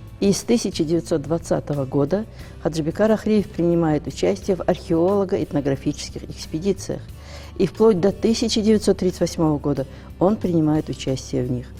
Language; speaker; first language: Russian; non-native, local second language; Ingush